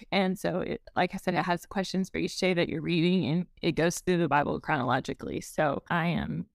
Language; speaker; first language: English; native; English